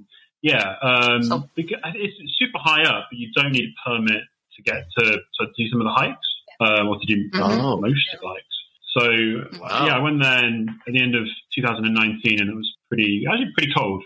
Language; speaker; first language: English; native; English